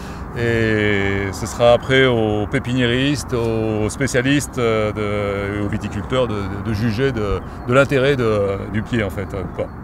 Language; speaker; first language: French; native; French